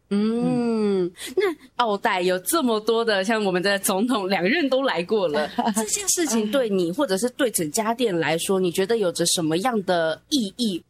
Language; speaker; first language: Chinese; native; Chinese